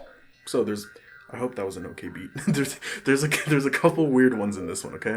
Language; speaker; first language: English; native; English